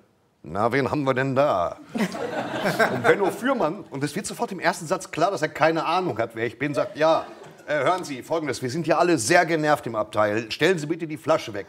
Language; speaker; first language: German; native; German